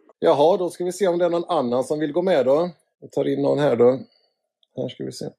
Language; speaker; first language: Swedish; native; Swedish